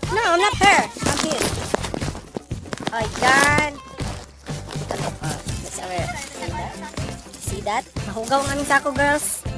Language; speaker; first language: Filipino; non-native, local second language; Cebuano